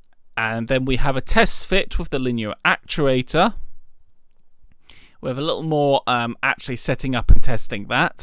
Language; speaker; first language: English; native; English